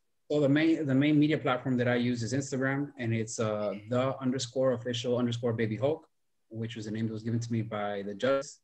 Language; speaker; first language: English; early bilingual, other home language; Spanish